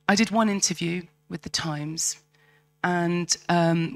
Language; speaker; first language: English; native; English